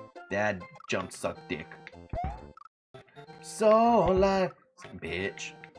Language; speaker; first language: English; early bilingual, other home language; Spanish